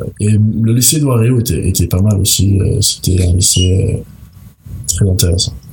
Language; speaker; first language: French; non-native, local second language; Arabic